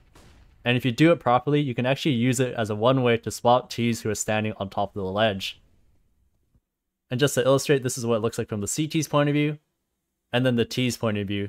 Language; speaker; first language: English; native; English